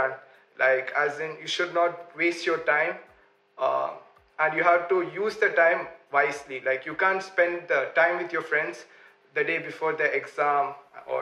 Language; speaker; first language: English; non-native, local second language; Tamil